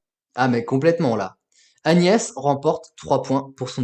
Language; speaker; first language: French; native; French